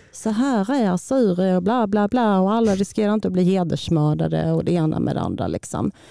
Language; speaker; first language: Swedish; early bilingual, other home language; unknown